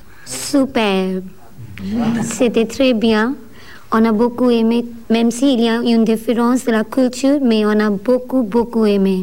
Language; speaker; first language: French; non-native, learner; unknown